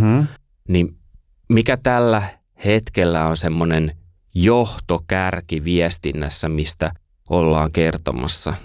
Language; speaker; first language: Finnish; native; Finnish